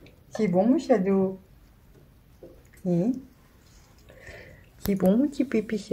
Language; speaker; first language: French; native; French